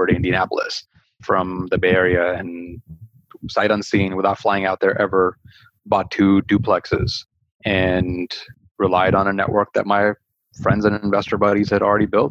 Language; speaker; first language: English; early bilingual, other home language; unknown